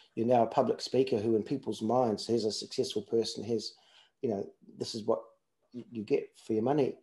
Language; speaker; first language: English; native; English